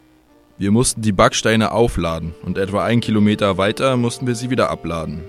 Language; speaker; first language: German; native; German